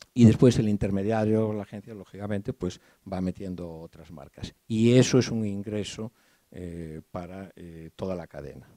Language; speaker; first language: Spanish; native; Spanish